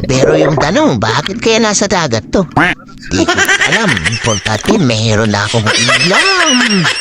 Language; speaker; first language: Filipino; native; Filipino